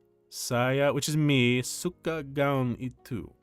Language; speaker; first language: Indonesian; non-native, learner; English